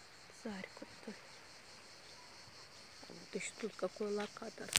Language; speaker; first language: Russian; native; Russian